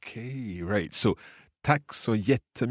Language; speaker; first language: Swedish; non-native, learner; English